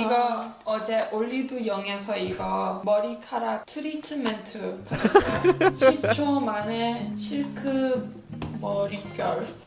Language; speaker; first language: Korean; early bilingual, heritage; English